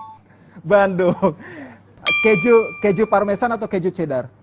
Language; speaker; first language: Indonesian; native; Indonesian